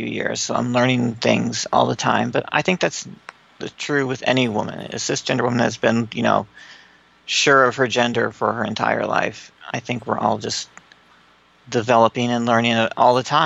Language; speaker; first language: English; native; English